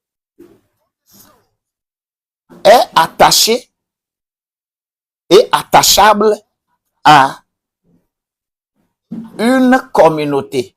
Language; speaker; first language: French; non-native, local second language; Ewe